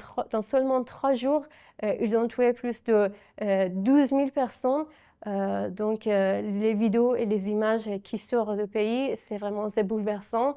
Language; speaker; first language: French; non-native, fluent; Persian